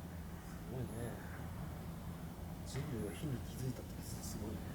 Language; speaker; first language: Japanese; native; Japanese